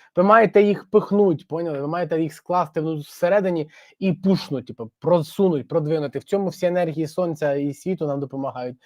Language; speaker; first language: Ukrainian; non-native, local second language; Russian